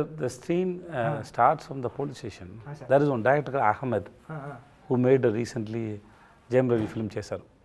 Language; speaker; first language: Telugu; non-native, learner; Tamil